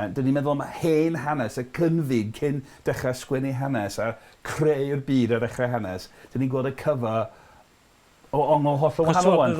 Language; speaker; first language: Welsh; non-native, fluent; English